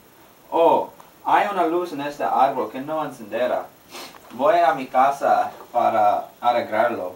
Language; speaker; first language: Spanish; non-native, learner; English